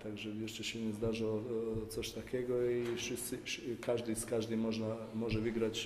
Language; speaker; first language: Polish; non-native, fluent; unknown